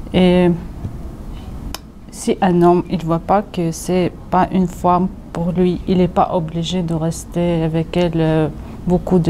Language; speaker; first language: French; non-native, fluent; Russian